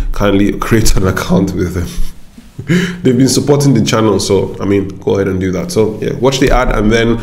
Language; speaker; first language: English; non-native, local second language; Yoruba